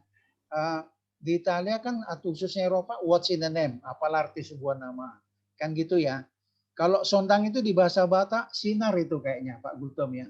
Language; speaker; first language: Indonesian; native; Indonesian